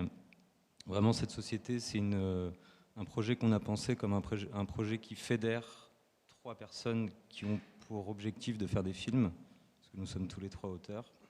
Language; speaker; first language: French; native; French